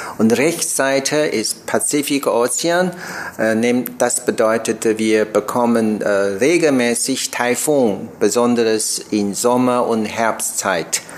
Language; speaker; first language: German; non-native, learner; Chinese